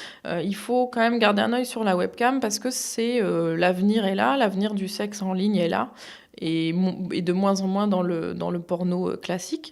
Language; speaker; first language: French; native; French